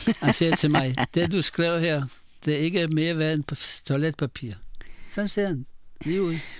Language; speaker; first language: Danish; non-native, fluent; Polish